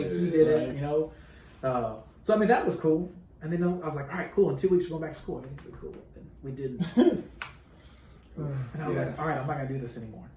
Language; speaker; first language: English; native; English